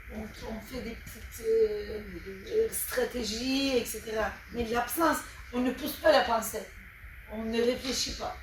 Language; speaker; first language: French; non-native, fluent; Turkish